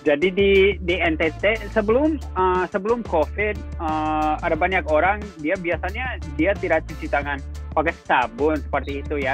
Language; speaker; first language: Indonesian; non-native, fluent; English